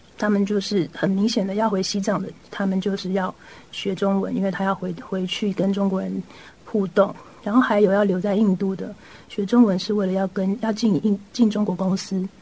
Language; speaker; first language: Chinese; native; Chinese